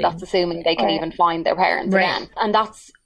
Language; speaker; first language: English; native; English